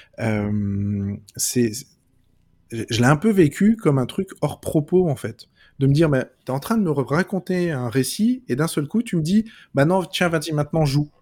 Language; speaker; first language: French; native; French